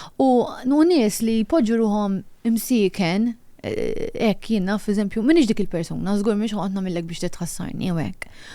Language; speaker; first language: Maltese; native; Maltese